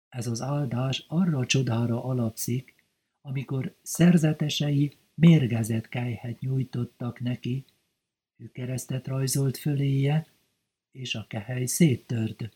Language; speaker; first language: Hungarian; native; Hungarian